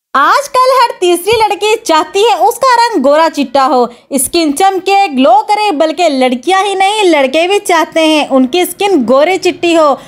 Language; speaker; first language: Urdu; native; Urdu